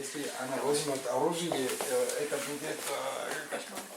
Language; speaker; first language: Russian; non-native, fluent; French